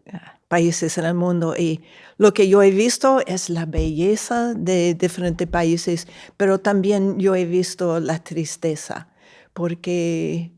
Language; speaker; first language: Spanish; non-native, fluent; English